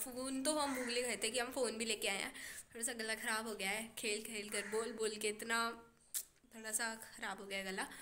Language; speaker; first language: Hindi; native; Hindi